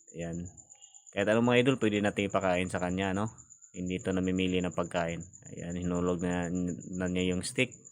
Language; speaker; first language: Filipino; non-native, local second language; Cebuano